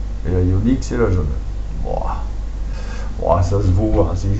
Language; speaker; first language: French; native; French